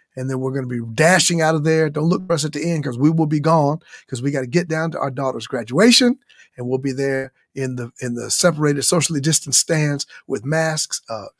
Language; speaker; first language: English; native; English